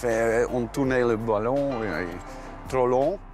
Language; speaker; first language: French; non-native, fluent; Dutch